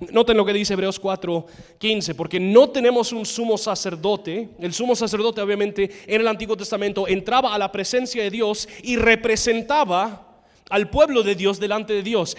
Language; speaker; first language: Spanish; non-native, fluent; English